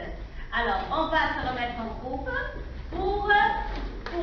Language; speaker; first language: French; non-native, local second language; Arabic